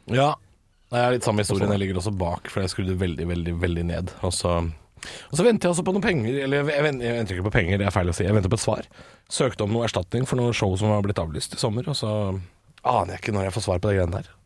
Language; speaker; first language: Norwegian; native; Norwegian